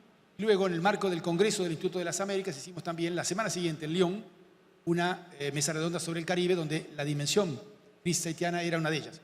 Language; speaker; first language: Spanish; native; Spanish